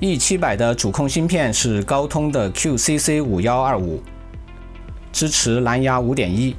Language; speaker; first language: Chinese; native; Chinese